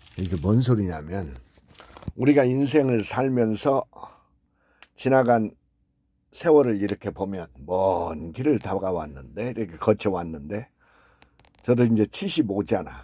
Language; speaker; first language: Korean; native; Korean